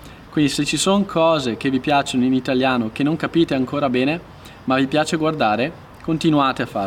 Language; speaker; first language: Italian; native; Italian